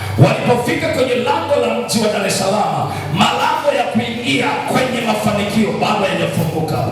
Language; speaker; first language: Swahili; native; Swahili